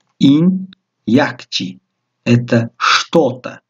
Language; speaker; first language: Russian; non-native, local second language; Tajik